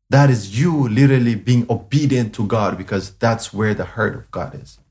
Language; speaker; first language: English; non-native, fluent; Amharic